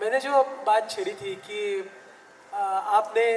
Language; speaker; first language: Hindi; non-native, local second language; Marathi